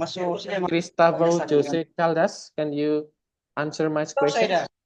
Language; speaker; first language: English; non-native, fluent; Indonesian